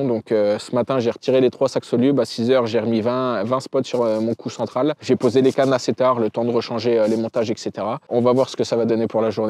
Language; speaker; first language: French; native; French